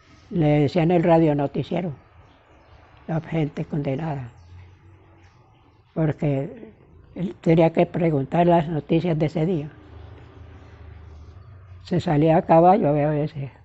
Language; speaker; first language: Spanish; native; Spanish